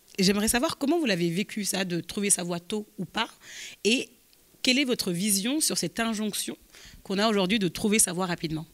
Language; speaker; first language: French; native; French